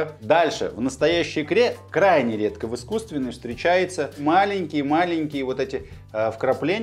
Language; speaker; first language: Russian; native; Russian